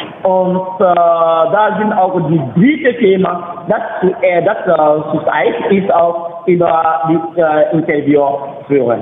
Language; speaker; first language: German; non-native, learner; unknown